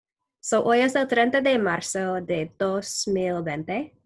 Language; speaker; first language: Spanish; non-native, fluent; English